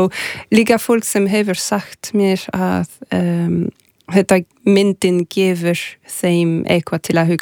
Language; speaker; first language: Icelandic; non-native, fluent; French